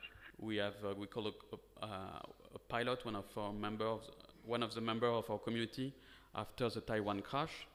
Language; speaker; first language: English; non-native, fluent; French